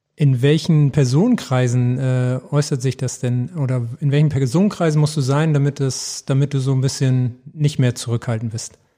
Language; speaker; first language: German; native; German